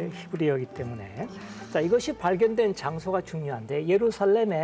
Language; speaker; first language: Korean; native; Korean